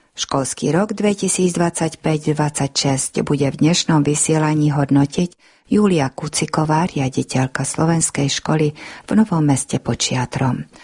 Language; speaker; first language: Slovak; non-native, local second language; Hungarian